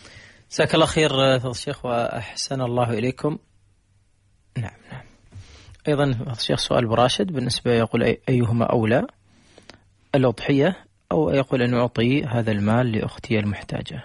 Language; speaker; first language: Arabic; native; Arabic